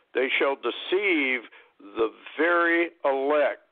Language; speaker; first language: English; native; English